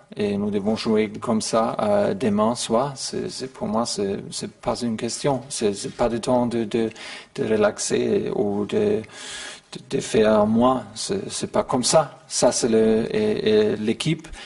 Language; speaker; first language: French; non-native, learner; German